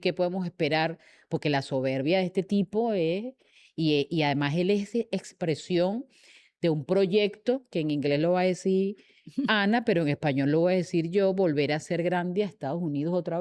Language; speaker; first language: Spanish; native; Spanish